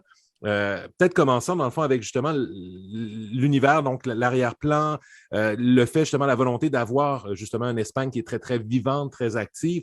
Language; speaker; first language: French; native; French